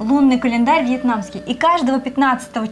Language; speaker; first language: Russian; native; Russian